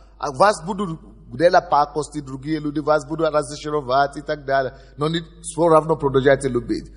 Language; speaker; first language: Russian; non-native, fluent; Yoruba